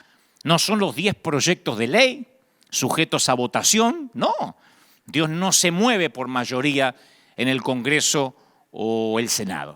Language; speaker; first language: Spanish; native; Spanish